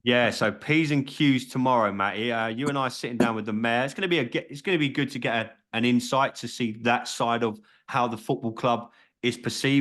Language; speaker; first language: English; native; English